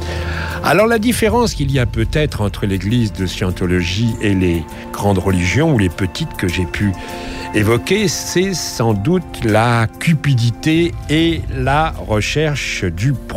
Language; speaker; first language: French; native; French